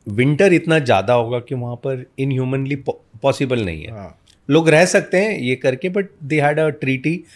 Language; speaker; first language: Hindi; non-native, local second language; Malayalam